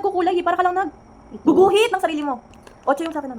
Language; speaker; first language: Filipino; native; Filipino